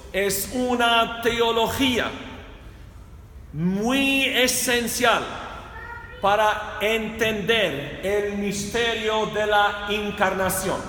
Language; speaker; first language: Spanish; non-native, fluent; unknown